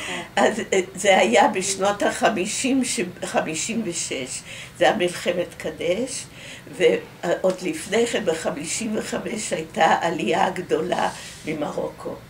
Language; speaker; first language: Hebrew; early bilingual, other home language; Dutch